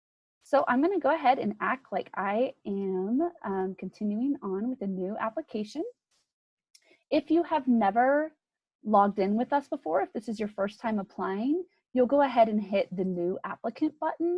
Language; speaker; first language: English; native; English